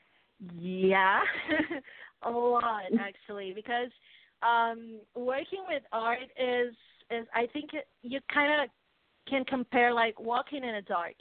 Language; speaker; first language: English; non-native, fluent; Portuguese